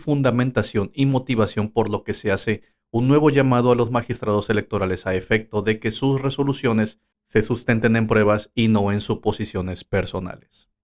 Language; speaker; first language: Spanish; native; Spanish